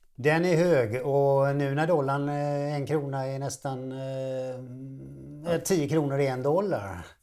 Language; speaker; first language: Swedish; native; Swedish